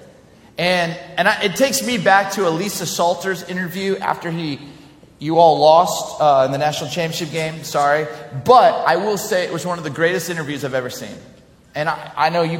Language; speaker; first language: English; native; English